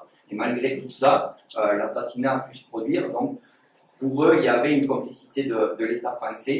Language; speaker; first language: French; native; French